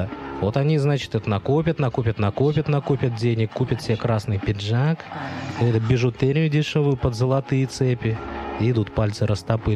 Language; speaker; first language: Russian; native; Russian